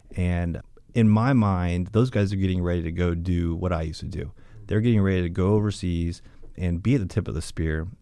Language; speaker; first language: English; native; English